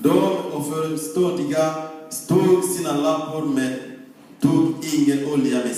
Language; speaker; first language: Swedish; non-native, fluent; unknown